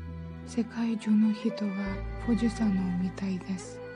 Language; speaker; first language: Japanese; non-native, learner; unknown